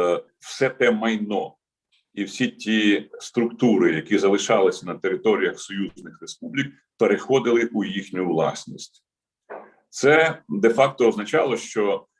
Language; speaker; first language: Ukrainian; native; Ukrainian